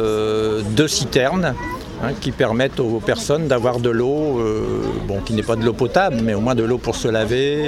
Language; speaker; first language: French; native; French